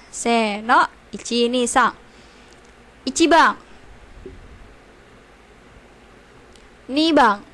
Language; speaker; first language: Japanese; non-native, learner; Indonesian